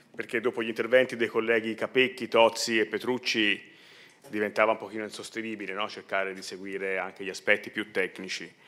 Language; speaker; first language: Italian; native; Italian